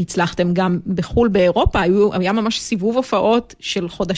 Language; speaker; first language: Hebrew; native; Hebrew